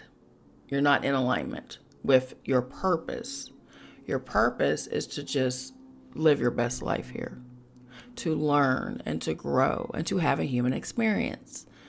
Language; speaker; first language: English; native; English